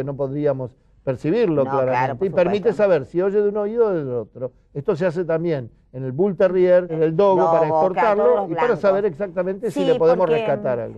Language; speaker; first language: Spanish; native; Spanish